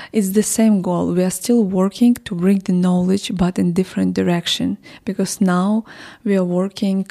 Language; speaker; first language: English; non-native, fluent; Ukrainian